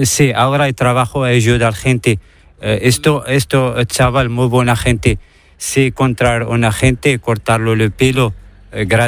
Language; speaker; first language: Spanish; non-native, learner; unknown